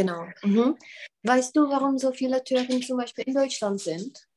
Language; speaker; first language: German; non-native, fluent; Czech